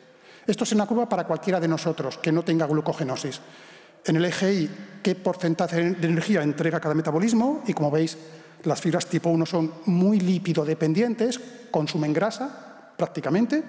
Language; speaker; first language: Spanish; native; Spanish